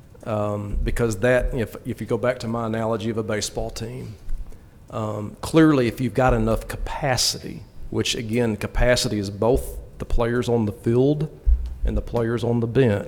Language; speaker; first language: English; native; English